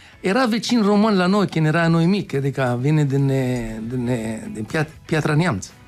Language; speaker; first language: Romanian; non-native, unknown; Hebrew